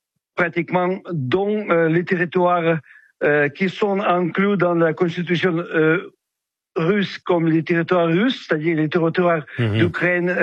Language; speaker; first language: French; non-native, fluent; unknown